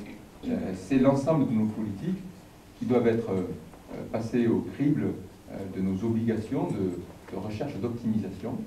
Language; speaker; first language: French; native; French